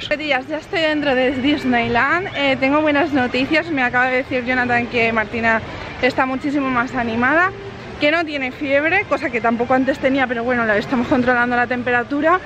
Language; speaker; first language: Spanish; native; Spanish